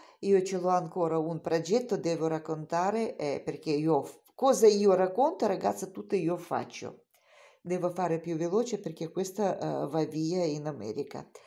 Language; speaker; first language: Italian; non-native, learner; Romanian